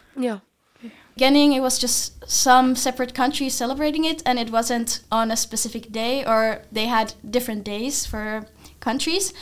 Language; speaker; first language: English; non-native, fluent; Finnish